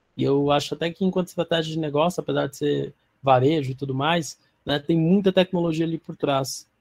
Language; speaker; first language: Portuguese; non-native, learner; Arabic